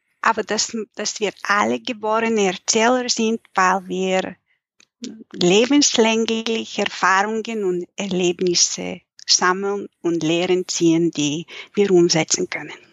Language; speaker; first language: German; non-native, fluent; Bulgarian